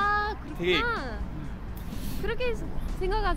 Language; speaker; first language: Korean; non-native, learner; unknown